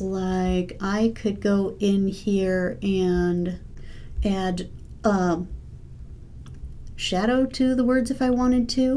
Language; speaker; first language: English; native; English